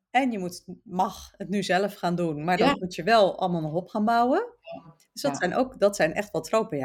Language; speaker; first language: Dutch; native; Dutch